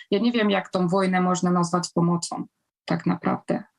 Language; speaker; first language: Polish; non-native, fluent; Ukrainian